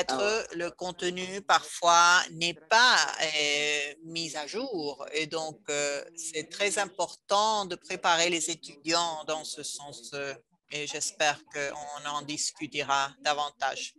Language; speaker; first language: French; non-native, fluent; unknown